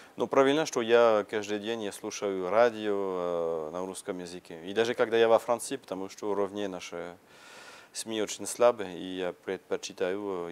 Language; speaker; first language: Russian; non-native, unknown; French